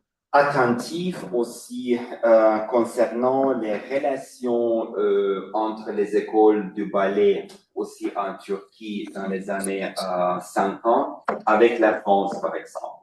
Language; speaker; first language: French; non-native, fluent; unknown